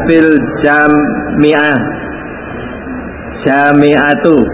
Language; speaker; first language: Arabic; non-native, learner; Indonesian